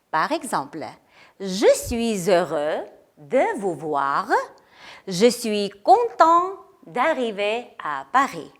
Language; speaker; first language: French; non-native, fluent; Armenian